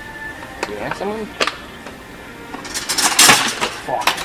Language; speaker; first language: English; native; English